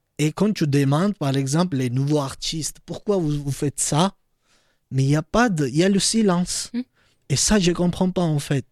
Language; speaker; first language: French; non-native, learner; Georgian